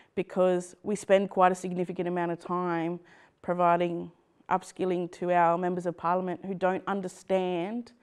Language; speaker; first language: English; native; English